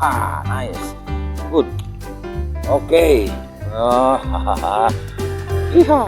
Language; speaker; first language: English; non-native, learner; Indonesian